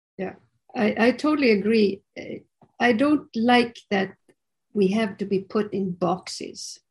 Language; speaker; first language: English; non-native, fluent; Swedish